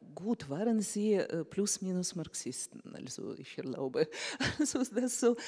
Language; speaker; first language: German; non-native, fluent; Russian